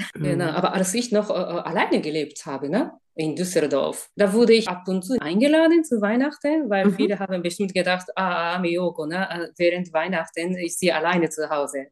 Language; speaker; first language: German; non-native, fluent; Japanese